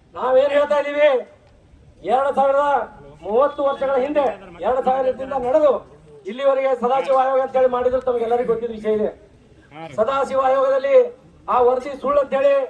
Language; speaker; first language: Kannada; non-native, local second language; Lambadi